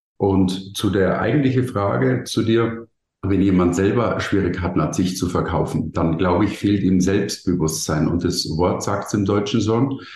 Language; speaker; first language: German; native; German